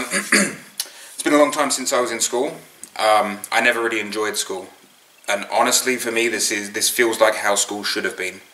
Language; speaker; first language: English; native; English